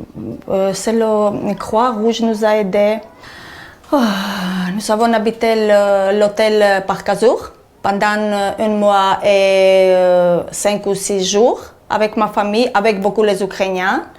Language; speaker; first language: French; non-native, learner; Armenian